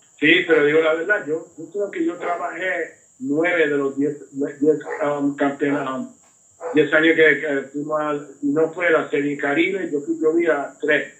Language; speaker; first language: Spanish; early bilingual, heritage; Spanish